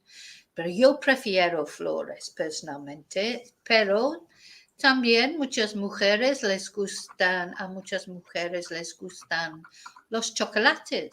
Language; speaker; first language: Spanish; non-native, fluent; English